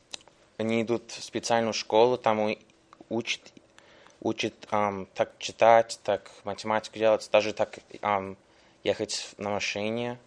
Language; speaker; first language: Russian; early bilingual, heritage; English